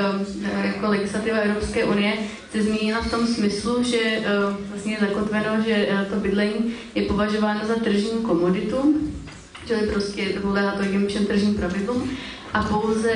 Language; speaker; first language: Czech; native; Czech